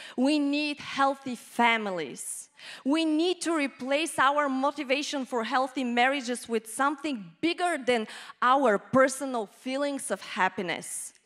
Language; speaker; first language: English; non-native, fluent; Bulgarian